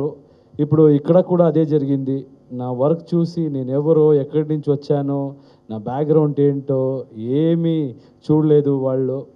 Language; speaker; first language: Telugu; non-native, learner; Kannada